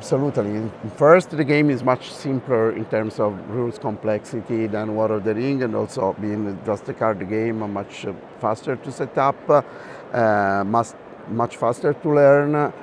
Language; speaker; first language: English; non-native, fluent; Italian